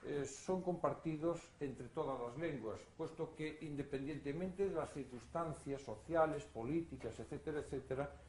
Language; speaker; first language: Spanish; non-native, local second language; Galician